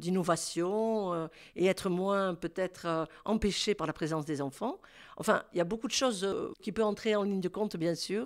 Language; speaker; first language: French; native; French